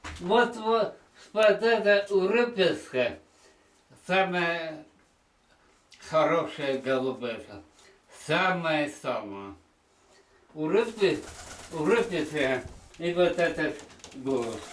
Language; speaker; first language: Russian; non-native, local second language; Ukrainian